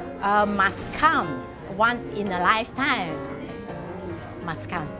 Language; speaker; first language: English; non-native, fluent; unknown